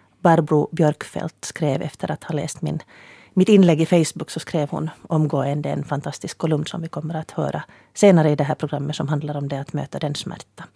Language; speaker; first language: Swedish; native; Swedish